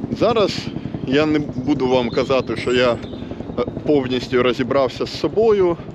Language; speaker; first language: Ukrainian; non-native, local second language; Russian